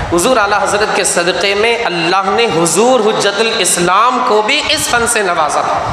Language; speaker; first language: Urdu; native; Urdu